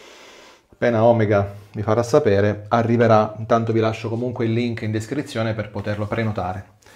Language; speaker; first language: Italian; native; Italian